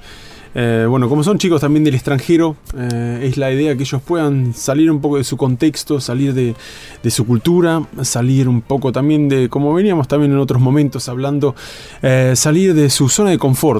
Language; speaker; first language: Spanish; native; Spanish